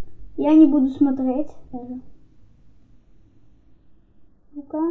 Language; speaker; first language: Russian; native; Russian